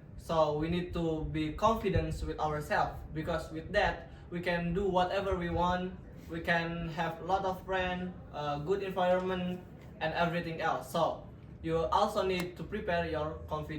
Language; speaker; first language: English; non-native, learner; Indonesian